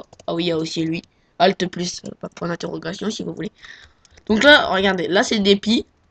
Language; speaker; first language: French; native; French